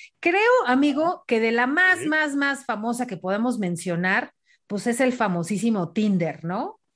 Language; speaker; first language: Spanish; native; Spanish